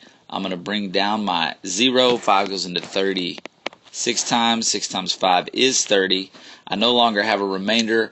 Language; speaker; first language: English; native; English